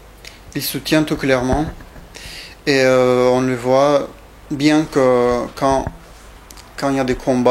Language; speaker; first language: French; non-native, fluent; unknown